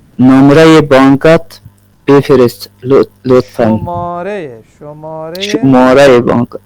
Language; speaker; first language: Persian; non-native, learner; Urdu